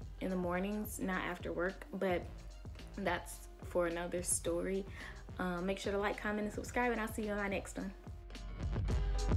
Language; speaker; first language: English; native; English